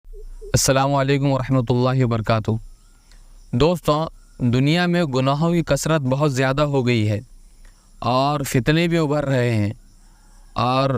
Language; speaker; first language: Urdu; native; Urdu